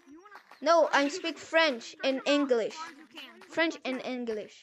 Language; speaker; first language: English; non-native, local second language; French